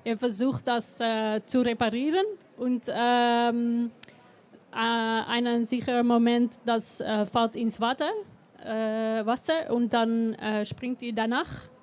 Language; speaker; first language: German; non-native, learner; Dutch